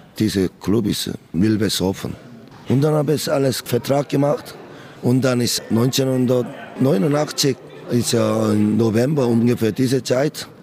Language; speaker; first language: German; non-native, learner; Korean